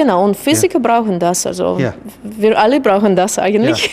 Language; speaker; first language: German; non-native, fluent; Russian